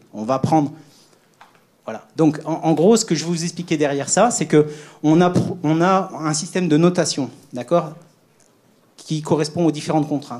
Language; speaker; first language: French; native; French